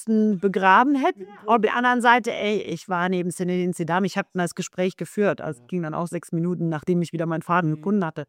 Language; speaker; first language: German; native; German